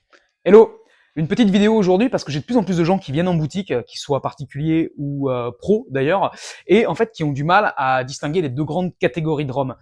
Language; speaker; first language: French; native; French